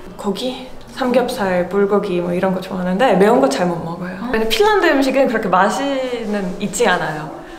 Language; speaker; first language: Korean; non-native, fluent; Finnish